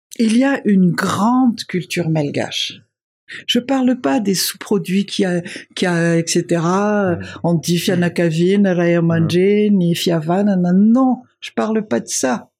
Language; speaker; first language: French; non-native, local second language; Malagasy